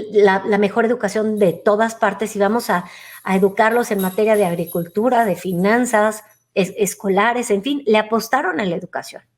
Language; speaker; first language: Spanish; native; Spanish